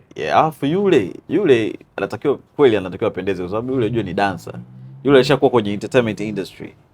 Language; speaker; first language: Swahili; native; Swahili